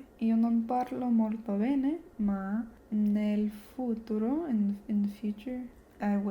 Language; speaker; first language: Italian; non-native, learner; English